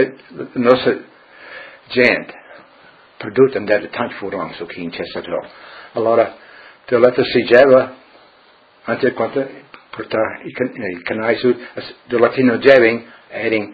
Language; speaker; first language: Italian; early bilingual, heritage; Friulian